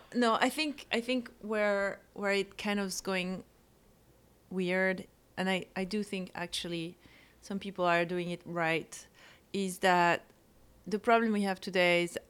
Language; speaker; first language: English; non-native, fluent; French